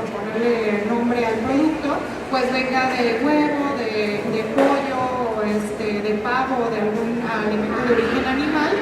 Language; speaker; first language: Spanish; native; Spanish